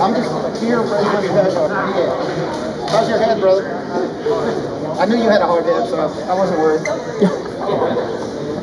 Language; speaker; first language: English; non-native, fluent; German